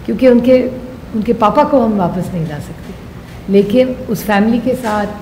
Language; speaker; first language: Hindi; non-native, local second language; Marathi